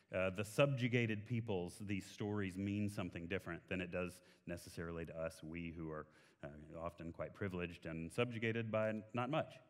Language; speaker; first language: English; native; English